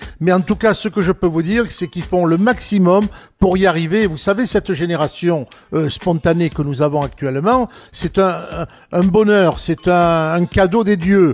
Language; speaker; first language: French; native; French